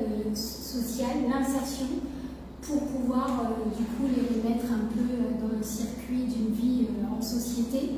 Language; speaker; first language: French; native; French